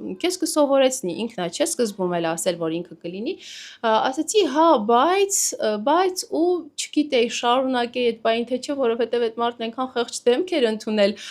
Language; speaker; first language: Armenian; native; Armenian